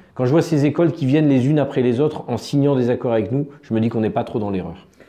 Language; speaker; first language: French; native; French